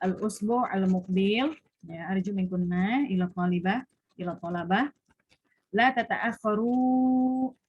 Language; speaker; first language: Arabic; non-native, learner; Indonesian